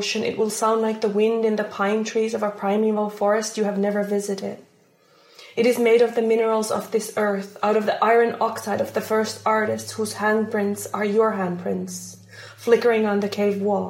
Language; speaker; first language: English; non-native, fluent; Finnish